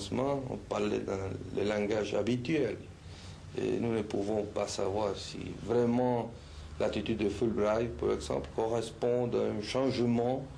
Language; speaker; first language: French; non-native, fluent; Spanish